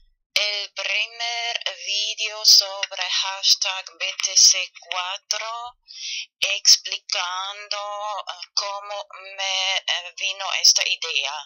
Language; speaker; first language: Spanish; non-native, fluent; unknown